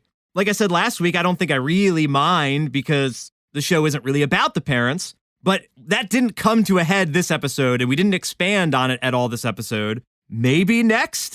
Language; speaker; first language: English; native; English